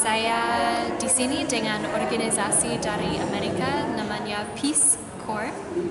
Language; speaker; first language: Indonesian; non-native, learner; English